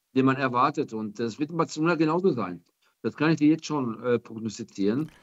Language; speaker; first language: German; native; German